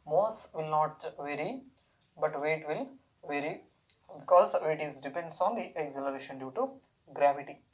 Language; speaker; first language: English; non-native, local second language; Kannada